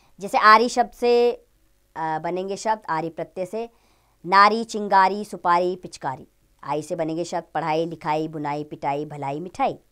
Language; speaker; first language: Hindi; native; Hindi